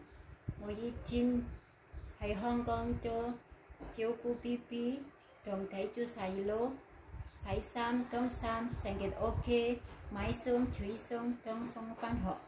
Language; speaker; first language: Cantonese; non-native, learner; Indonesian